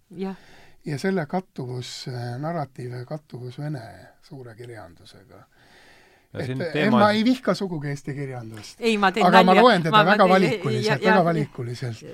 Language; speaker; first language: Estonian; non-native, local second language; Russian